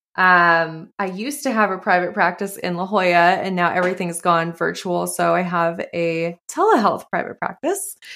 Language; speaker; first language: English; native; English